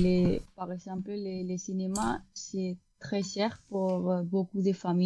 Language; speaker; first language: French; non-native, learner; Spanish